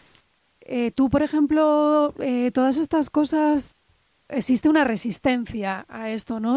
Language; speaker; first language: Spanish; native; Spanish